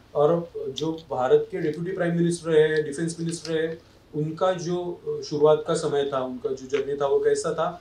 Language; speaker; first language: Hindi; non-native, local second language; Marathi